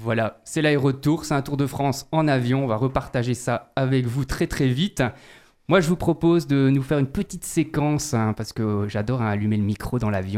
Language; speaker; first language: French; native; French